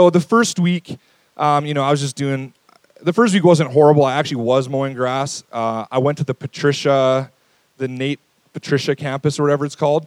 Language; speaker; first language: English; native; English